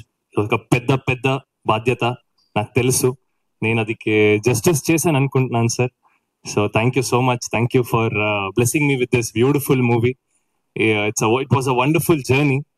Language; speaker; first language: Telugu; non-native, learner; Kannada